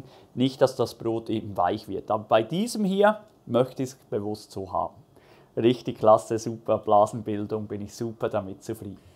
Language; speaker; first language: German; native; German